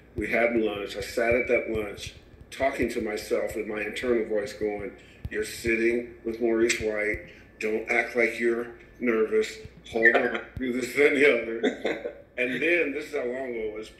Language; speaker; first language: English; native; English